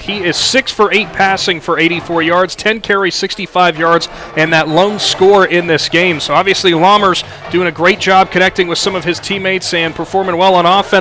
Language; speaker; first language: English; native; English